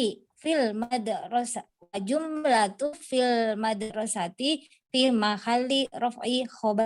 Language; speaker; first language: Arabic; non-native, learner; Indonesian